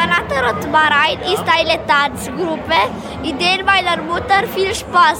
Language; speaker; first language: German; non-native, local second language; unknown